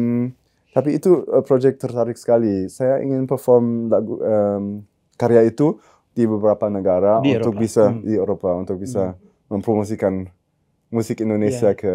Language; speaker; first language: Indonesian; early bilingual, heritage; German